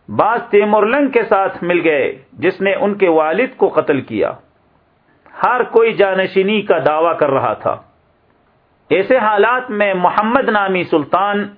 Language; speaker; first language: Urdu; native; Urdu